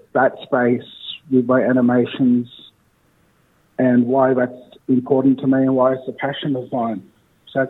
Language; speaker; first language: English; native; English